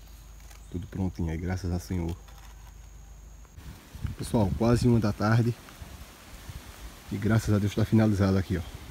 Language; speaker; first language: Portuguese; native; Portuguese